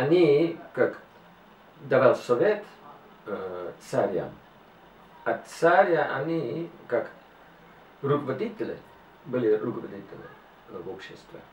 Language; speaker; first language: Russian; non-native, fluent; English